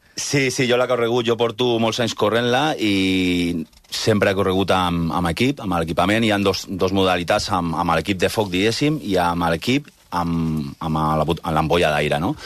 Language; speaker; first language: Catalan; native; Catalan